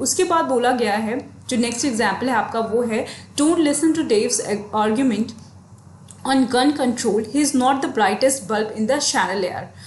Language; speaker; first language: Hindi; native; Hindi